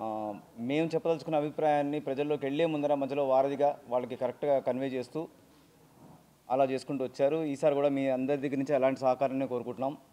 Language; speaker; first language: Telugu; native; Telugu